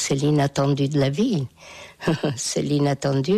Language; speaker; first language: French; non-native, fluent; Hungarian